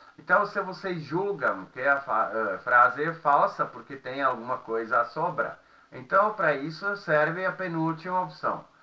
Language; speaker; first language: Portuguese; non-native, fluent; Czech